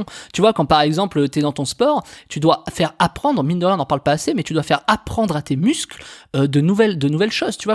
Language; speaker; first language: French; native; French